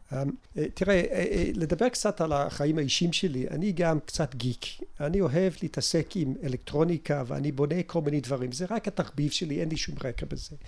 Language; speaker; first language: Hebrew; non-native, fluent; English